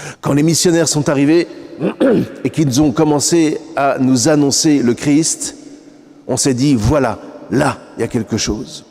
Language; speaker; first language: French; native; French